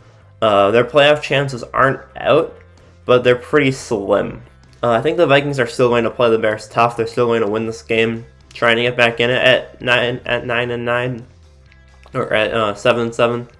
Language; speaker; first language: English; native; English